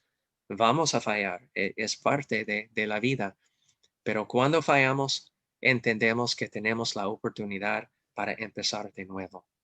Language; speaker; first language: Spanish; non-native, fluent; English